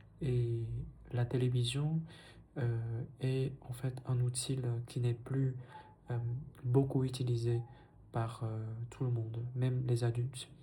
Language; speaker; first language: French; non-native, fluent; Vietnamese